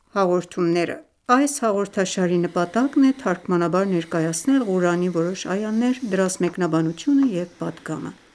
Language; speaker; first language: Armenian; native; Armenian